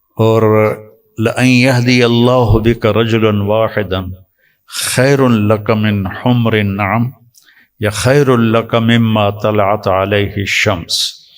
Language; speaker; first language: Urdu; non-native, local second language; Punjabi